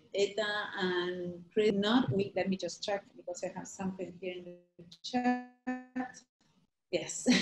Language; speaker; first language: English; non-native, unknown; Spanish